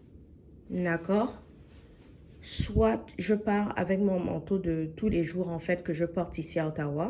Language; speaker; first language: French; non-native, fluent; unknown